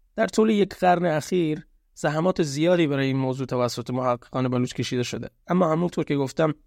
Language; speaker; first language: Persian; non-native, local second language; Baluchi